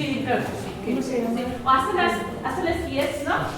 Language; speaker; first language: Spanish; non-native, learner; German